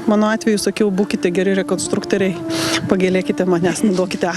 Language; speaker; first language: Lithuanian; native; Lithuanian